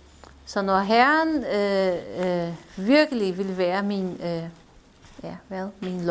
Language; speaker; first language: Danish; non-native, fluent; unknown